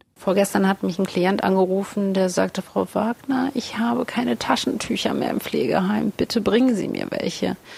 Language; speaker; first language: German; early bilingual, other home language; Russian